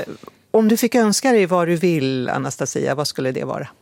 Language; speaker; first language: Swedish; native; Swedish